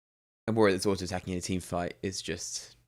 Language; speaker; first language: English; native; English